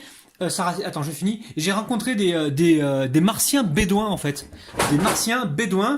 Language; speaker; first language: French; native; French